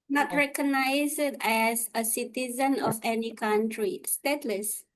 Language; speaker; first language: English; non-native, learner; Indonesian